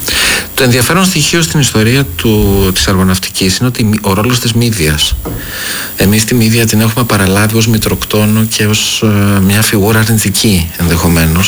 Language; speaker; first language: Greek; native; Greek